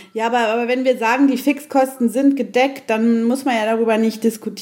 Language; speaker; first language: German; native; German